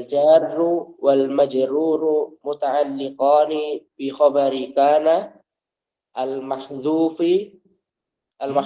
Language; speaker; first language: Arabic; non-native, learner; Indonesian